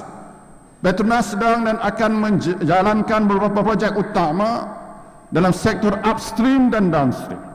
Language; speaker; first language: Malay; native; Malay